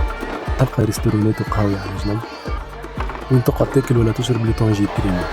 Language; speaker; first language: Arabic; native; Arabic